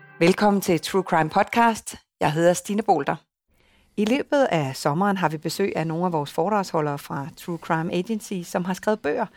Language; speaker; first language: Danish; native; Danish